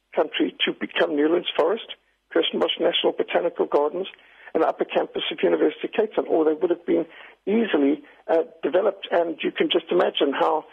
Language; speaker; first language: English; native; English